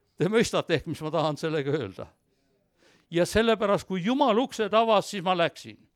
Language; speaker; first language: Estonian; early bilingual, heritage; Estonian